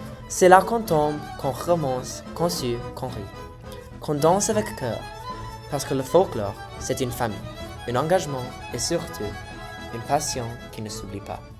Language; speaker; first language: French; native; French